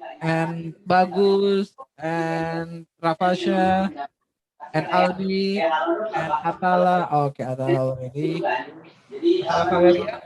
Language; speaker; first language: English; non-native, fluent; Indonesian